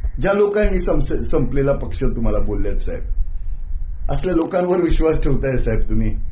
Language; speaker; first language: Marathi; non-native, local second language; Hindi